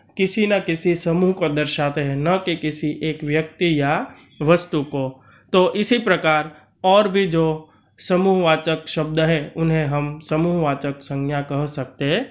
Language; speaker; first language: Hindi; non-native, local second language; Gujarati